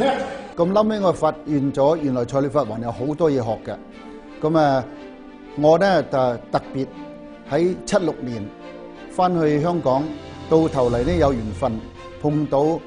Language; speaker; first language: Cantonese; native; Cantonese